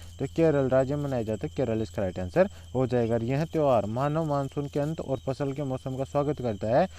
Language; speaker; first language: Hindi; native; Hindi